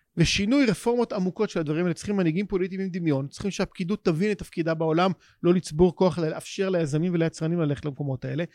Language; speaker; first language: Hebrew; native; Hebrew